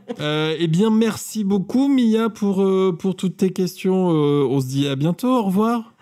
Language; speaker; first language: French; native; French